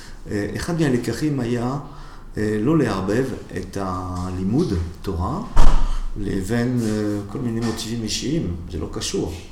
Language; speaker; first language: Hebrew; non-native, fluent; French